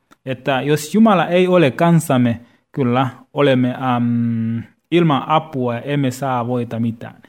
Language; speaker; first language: Finnish; non-native, fluent; Swahili